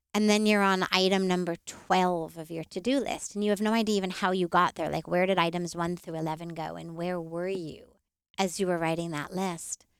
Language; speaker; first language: English; native; English